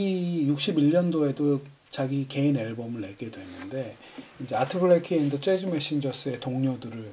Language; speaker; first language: Korean; native; Korean